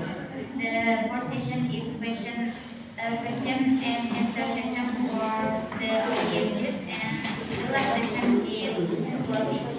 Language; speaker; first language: English; non-native, learner; Indonesian